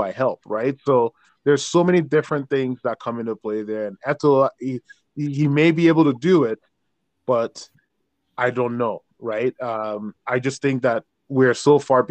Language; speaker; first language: English; non-native, local second language; Yoruba